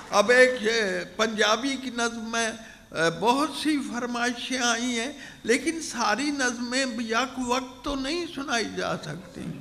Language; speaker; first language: Urdu; non-native, local second language; Punjabi